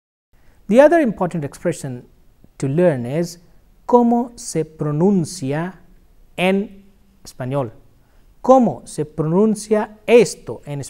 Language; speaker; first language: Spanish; non-native, fluent; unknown